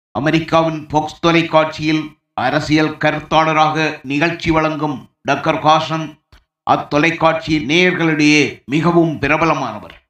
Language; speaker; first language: Tamil; native; Tamil